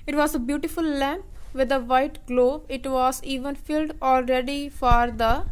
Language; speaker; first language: English; non-native, local second language; Punjabi